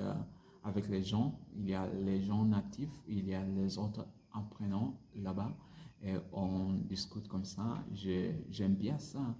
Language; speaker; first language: French; non-native, learner; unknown